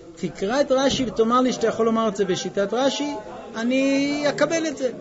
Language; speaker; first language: Hebrew; non-native, fluent; English